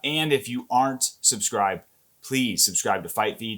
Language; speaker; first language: English; native; English